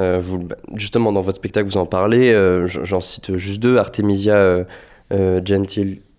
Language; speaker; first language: French; native; French